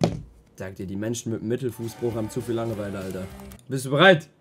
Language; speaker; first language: German; native; German